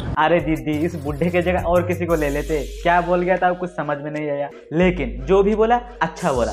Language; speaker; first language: Hindi; native; Hindi